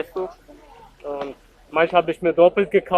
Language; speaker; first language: German; native; German